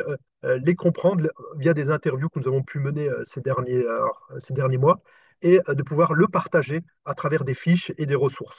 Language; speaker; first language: French; native; French